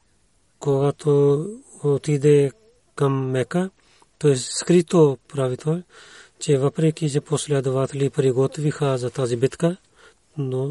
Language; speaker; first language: Bulgarian; non-native, learner; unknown